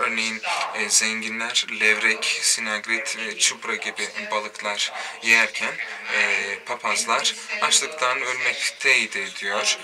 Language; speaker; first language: Turkish; native; Turkish